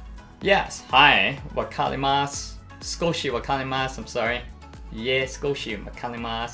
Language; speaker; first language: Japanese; non-native, learner; English